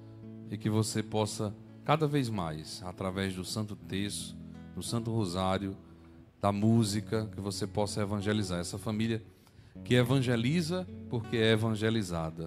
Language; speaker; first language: Portuguese; native; Portuguese